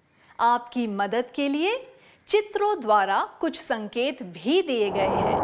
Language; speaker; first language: Hindi; native; Hindi